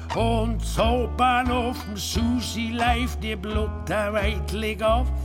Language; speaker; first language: German; native; German